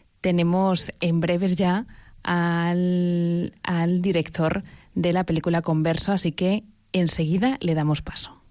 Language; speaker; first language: Spanish; native; Spanish